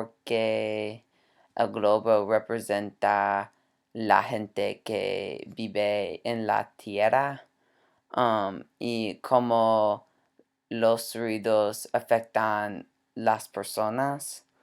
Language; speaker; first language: Spanish; non-native, learner; English